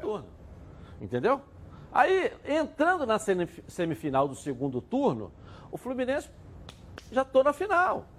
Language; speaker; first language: Portuguese; native; Portuguese